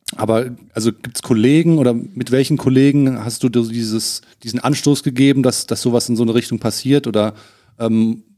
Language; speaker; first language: German; native; German